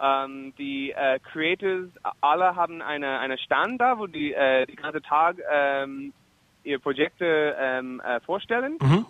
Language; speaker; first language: German; non-native, fluent; English